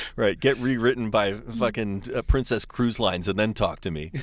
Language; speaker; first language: English; native; English